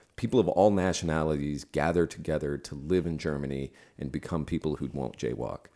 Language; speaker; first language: English; native; English